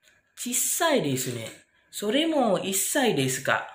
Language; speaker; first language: Japanese; non-native, learner; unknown